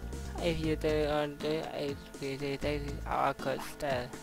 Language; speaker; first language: English; non-native, learner; Indonesian